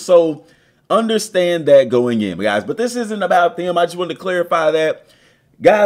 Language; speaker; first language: English; native; English